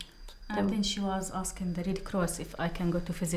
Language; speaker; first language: English; non-native, learner; Arabic